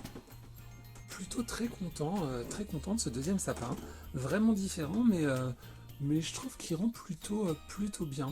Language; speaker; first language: French; native; French